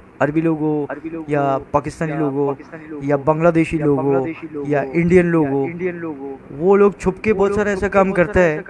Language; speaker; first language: Hindi; non-native, fluent; Bangla